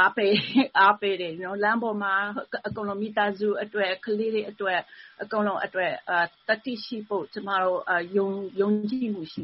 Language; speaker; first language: Burmese; non-native, fluent; English